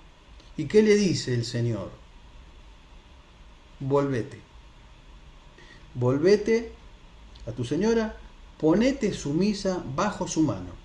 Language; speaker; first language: Spanish; native; Spanish